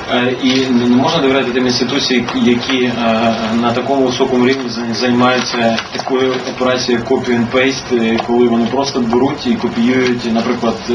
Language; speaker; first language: Ukrainian; native; Ukrainian